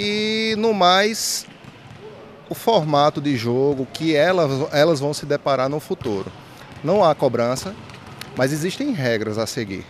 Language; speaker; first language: Portuguese; native; Portuguese